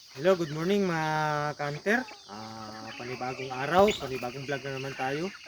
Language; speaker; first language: Filipino; non-native, local second language; Cebuano